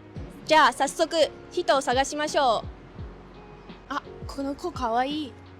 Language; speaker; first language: Japanese; non-native, learner; Georgian